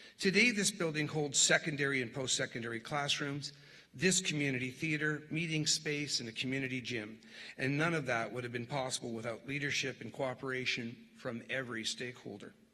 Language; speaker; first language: English; native; English